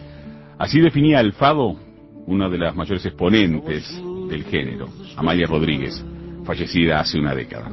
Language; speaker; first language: Spanish; native; Spanish